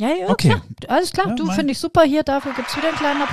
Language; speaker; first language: German; native; German